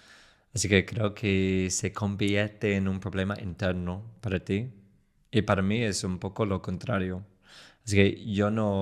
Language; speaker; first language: Spanish; non-native, fluent; English